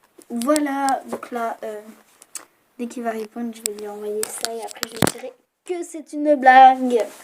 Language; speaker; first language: French; native; French